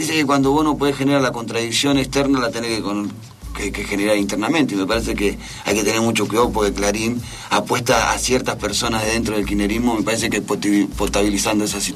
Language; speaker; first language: Spanish; native; Spanish